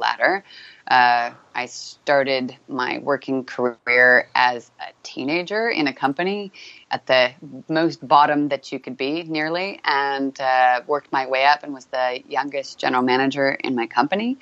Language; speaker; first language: English; native; English